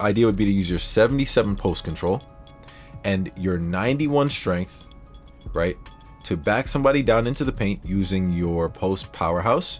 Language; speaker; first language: English; native; English